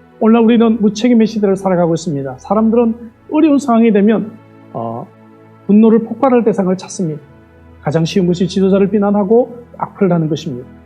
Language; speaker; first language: Korean; native; Korean